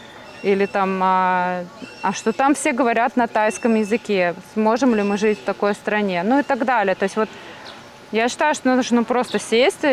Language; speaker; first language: Russian; native; Russian